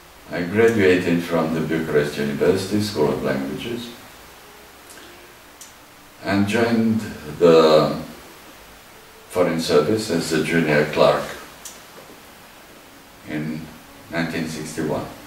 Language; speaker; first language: English; non-native, fluent; Romanian